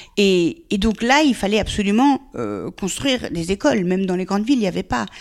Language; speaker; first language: French; early bilingual, other home language; Persian